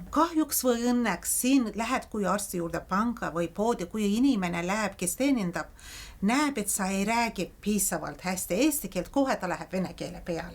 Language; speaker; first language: Estonian; non-native, fluent; Azerbaijani